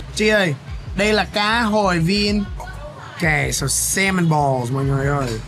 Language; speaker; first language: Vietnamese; non-native, fluent; English